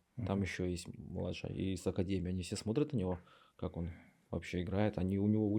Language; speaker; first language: Russian; native; Russian